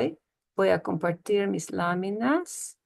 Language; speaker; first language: Spanish; early bilingual, heritage; Spanish